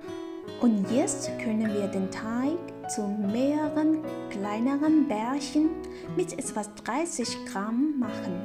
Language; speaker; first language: German; non-native, fluent; Chinese